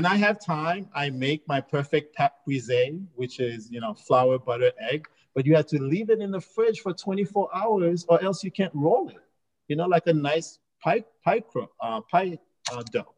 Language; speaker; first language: English; native; English